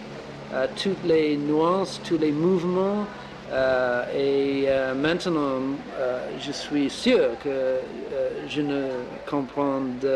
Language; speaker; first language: French; non-native, learner; English